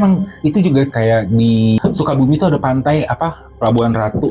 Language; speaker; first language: Indonesian; native; Indonesian